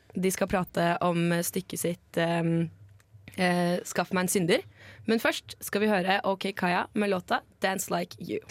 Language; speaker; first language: Norwegian; native; Norwegian